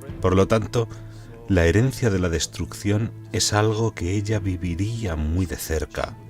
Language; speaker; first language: Spanish; non-native, fluent; English